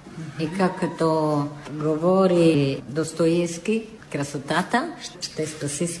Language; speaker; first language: Bulgarian; non-native, fluent; Italian